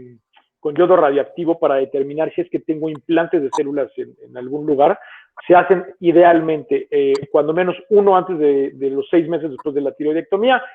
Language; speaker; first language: Spanish; native; Spanish